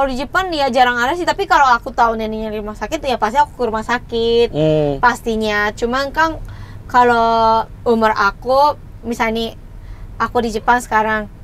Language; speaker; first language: Indonesian; non-native, fluent; Japanese